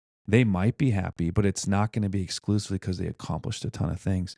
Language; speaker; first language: English; native; English